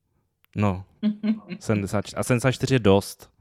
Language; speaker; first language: Czech; native; Czech